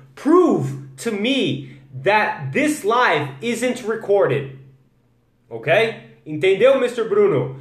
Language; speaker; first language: English; non-native, fluent; Portuguese